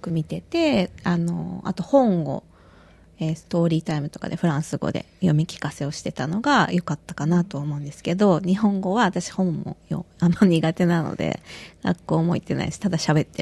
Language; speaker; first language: Japanese; native; Japanese